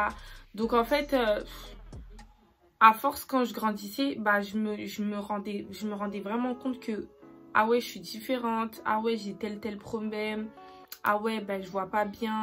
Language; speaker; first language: French; native; French